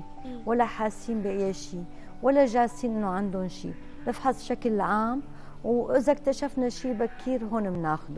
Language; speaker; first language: Arabic; native; Arabic